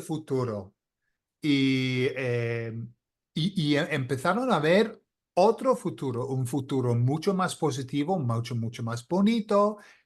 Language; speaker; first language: Spanish; non-native, fluent; English